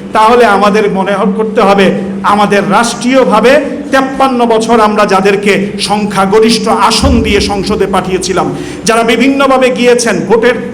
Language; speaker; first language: Bangla; native; Bangla